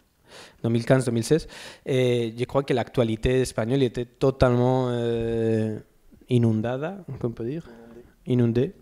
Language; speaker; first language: French; non-native, learner; Spanish